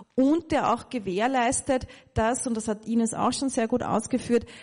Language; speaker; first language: German; native; German